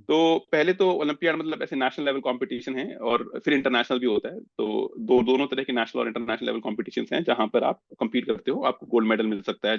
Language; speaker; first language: Hindi; native; Hindi